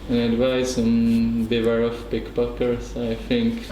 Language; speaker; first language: English; non-native, learner; Czech